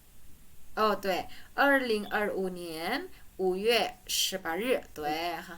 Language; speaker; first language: Chinese; non-native, fluent; Indonesian